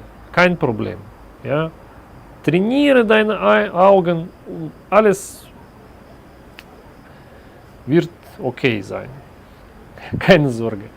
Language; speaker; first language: German; non-native, learner; Russian